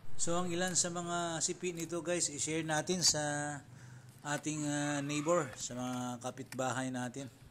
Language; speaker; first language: Filipino; non-native, local second language; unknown